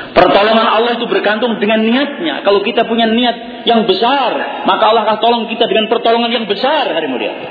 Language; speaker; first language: Indonesian; non-native, local second language; Javanese